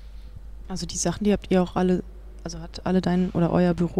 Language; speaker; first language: German; native; German